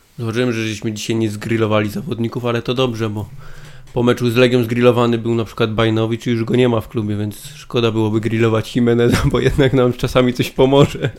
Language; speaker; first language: Polish; native; Polish